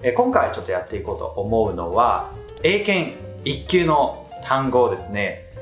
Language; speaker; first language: Japanese; native; Japanese